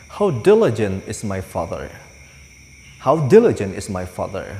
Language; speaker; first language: English; non-native, fluent; Indonesian